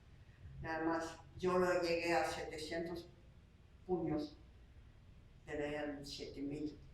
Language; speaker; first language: Spanish; non-native, fluent; Slovak